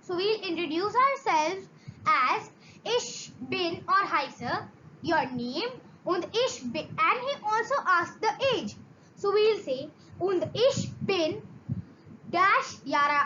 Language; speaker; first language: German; non-native, learner; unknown